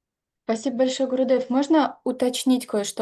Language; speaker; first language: Russian; native; Russian